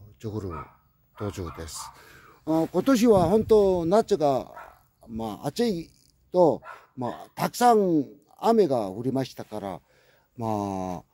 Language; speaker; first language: Japanese; non-native, learner; Korean